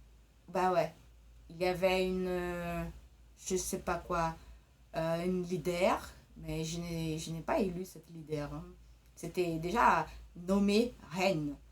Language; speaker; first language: French; early bilingual, other home language; Portuguese